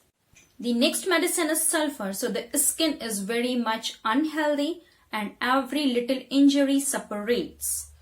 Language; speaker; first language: English; non-native, local second language; Hindi